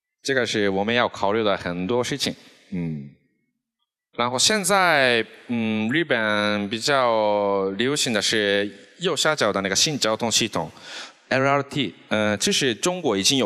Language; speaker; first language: Chinese; non-native, fluent; Japanese